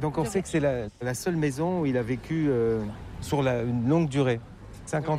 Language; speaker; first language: French; native; French